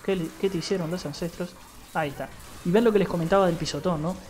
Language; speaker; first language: Spanish; native; Spanish